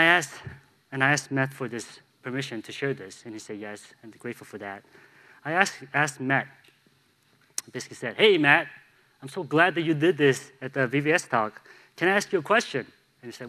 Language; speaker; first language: English; native; English